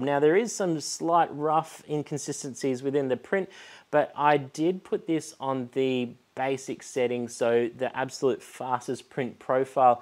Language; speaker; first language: English; native; English